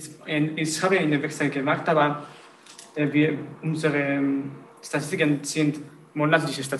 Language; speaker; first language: German; non-native, learner; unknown